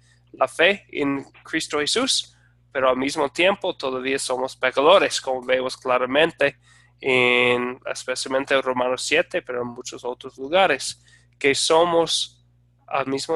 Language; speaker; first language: Spanish; non-native, fluent; English